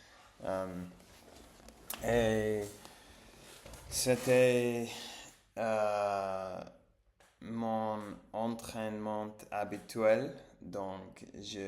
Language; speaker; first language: French; non-native, learner; English